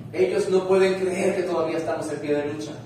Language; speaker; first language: Spanish; native; Spanish